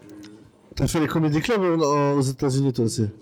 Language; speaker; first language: French; native; French